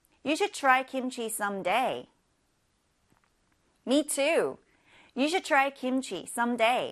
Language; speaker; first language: English; non-native, fluent; Korean